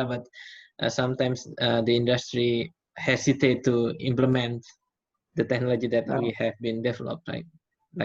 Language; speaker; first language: English; non-native, fluent; Indonesian